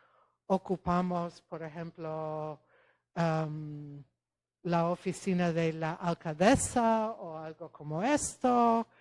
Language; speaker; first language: Spanish; non-native, fluent; Polish